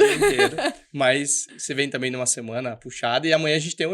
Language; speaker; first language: Portuguese; native; Portuguese